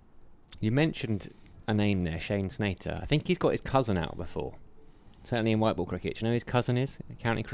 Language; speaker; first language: English; native; English